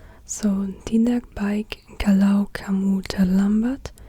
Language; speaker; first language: Indonesian; non-native, learner; English